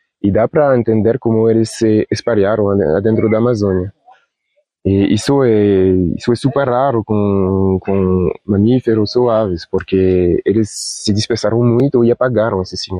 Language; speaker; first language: Portuguese; non-native, fluent; Spanish